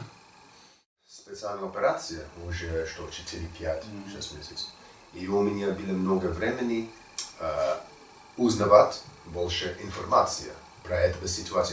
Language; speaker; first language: Russian; non-native, learner; English